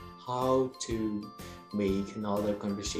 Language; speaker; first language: English; non-native, learner; Indonesian